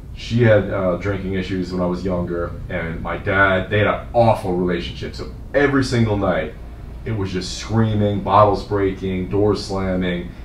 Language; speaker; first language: English; native; English